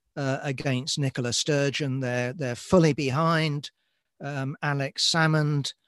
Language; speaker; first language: English; native; English